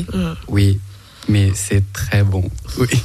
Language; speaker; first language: French; non-native, learner; Thai